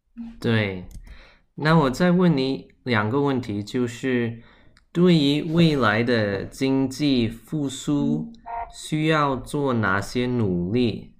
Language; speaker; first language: Chinese; early bilingual, heritage; Chinese